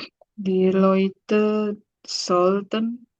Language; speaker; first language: German; non-native, learner; Indonesian